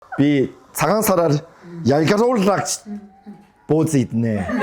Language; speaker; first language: Mongolian; non-native, fluent; Korean